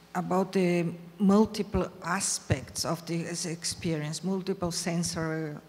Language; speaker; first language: English; non-native, fluent; Portuguese